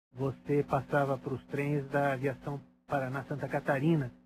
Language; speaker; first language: Portuguese; native; Portuguese